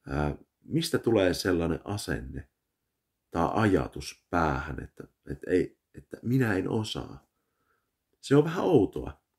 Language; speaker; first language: Finnish; early bilingual, heritage; Finnish